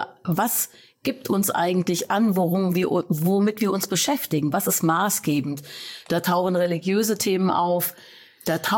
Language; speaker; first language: German; native; German